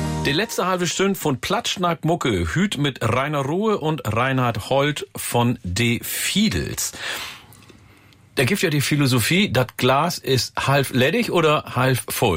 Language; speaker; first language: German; native; German